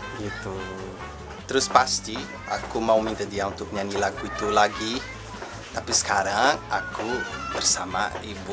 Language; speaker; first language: Indonesian; non-native, fluent; Portuguese